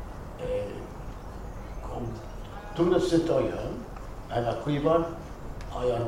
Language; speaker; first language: French; non-native, fluent; English